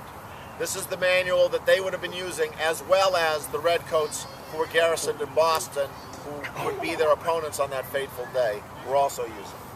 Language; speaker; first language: English; native; English